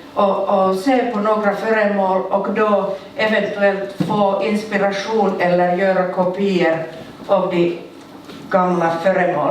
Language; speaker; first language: Swedish; non-native, local second language; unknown